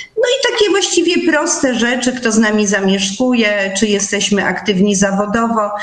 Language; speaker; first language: Polish; native; Polish